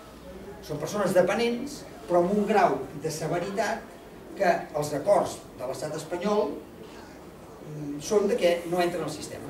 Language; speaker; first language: Catalan; native; Catalan